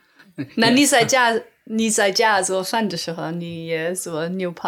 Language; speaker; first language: Chinese; non-native, learner; English